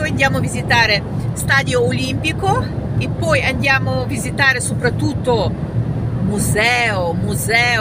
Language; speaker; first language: Italian; non-native, fluent; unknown